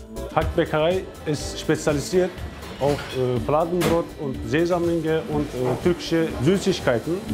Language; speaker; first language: German; non-native, learner; Turkish